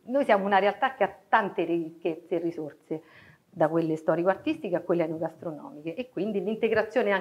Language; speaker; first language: Italian; native; Italian